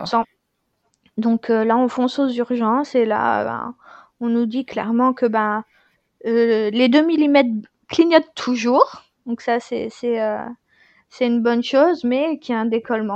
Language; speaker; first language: French; native; French